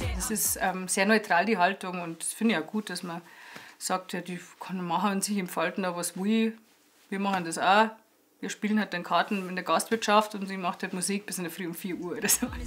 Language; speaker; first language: German; native; German